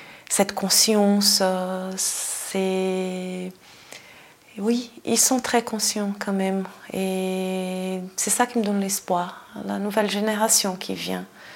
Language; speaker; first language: French; non-native, fluent; Portuguese